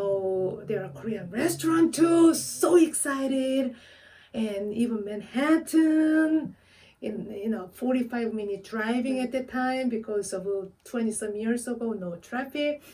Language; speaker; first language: English; non-native, fluent; Korean